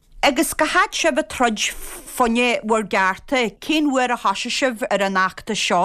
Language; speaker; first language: Irish; native; Irish